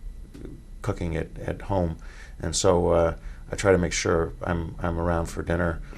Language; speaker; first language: English; native; English